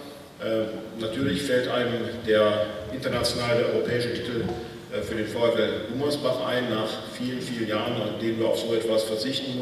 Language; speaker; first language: German; native; German